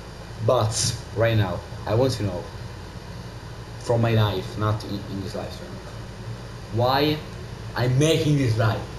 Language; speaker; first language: English; non-native, learner; Italian